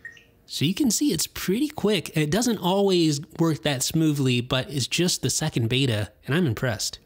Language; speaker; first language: English; native; English